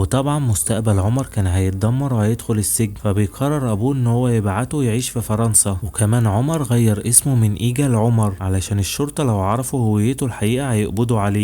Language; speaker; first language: Arabic; native; Arabic